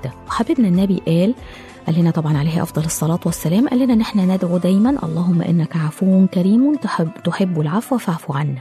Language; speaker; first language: Arabic; native; Arabic